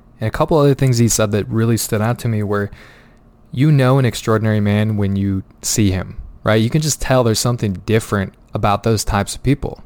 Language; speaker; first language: English; native; English